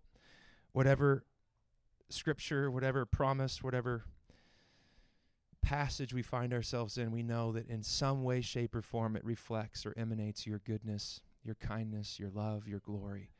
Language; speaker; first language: English; native; English